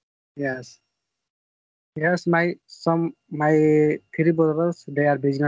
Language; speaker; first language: English; non-native, learner; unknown